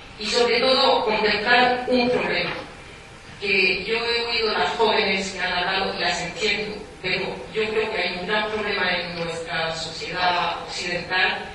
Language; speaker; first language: Spanish; non-native, fluent; French